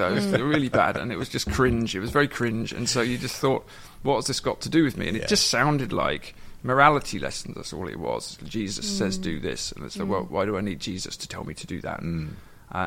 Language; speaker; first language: English; native; English